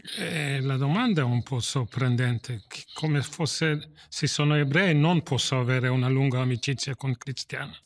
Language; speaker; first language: Italian; non-native, fluent; English